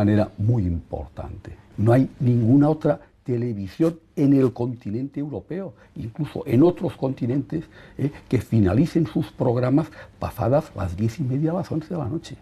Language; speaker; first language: Spanish; native; Spanish